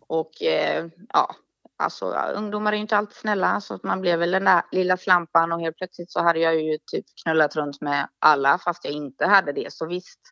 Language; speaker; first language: Swedish; early bilingual, other home language; Danish